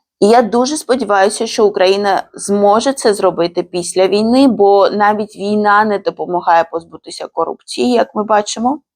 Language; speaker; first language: Ukrainian; non-native, fluent; Georgian